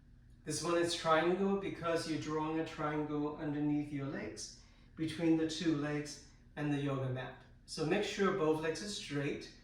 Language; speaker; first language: English; native; English